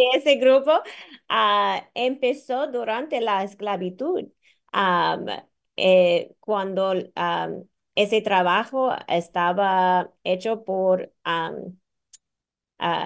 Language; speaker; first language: Spanish; non-native, fluent; English